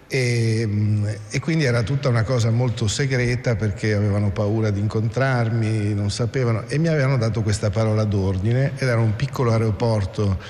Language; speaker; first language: Italian; native; Italian